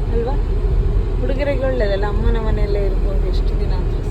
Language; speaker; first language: Kannada; non-native, local second language; Tulu